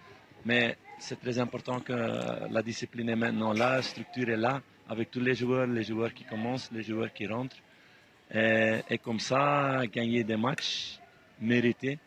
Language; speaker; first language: French; non-native, fluent; Dutch